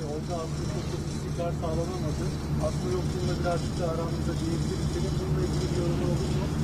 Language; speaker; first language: Turkish; native; Turkish